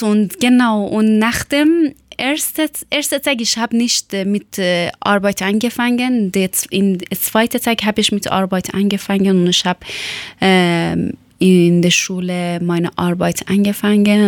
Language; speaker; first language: German; non-native, learner; Persian